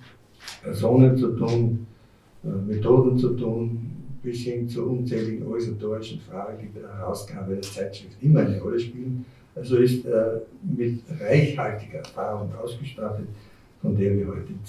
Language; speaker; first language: German; native; German